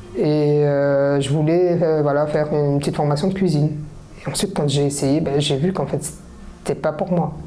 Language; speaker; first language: French; early bilingual, other home language; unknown